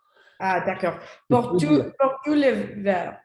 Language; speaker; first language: French; non-native, learner; Spanish